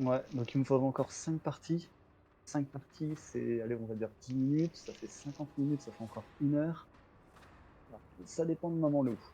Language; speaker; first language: French; native; French